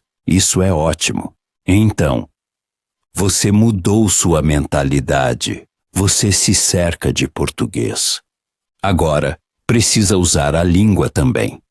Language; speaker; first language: Portuguese; non-native, fluent; Polish